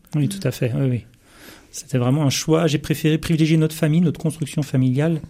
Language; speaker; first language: French; native; French